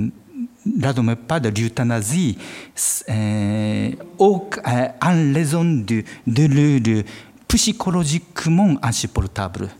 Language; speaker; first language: French; non-native, fluent; Japanese